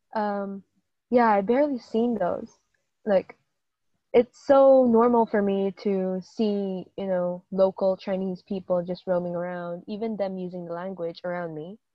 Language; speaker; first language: English; native; English